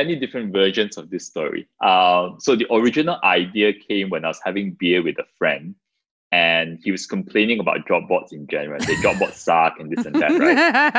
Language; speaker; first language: English; non-native, local second language; Chinese